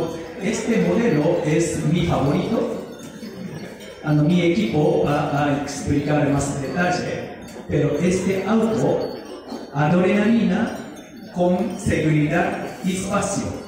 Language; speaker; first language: Spanish; non-native, learner; Japanese